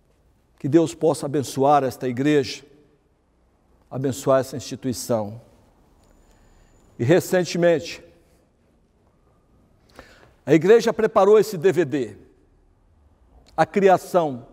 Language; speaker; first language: Portuguese; native; Portuguese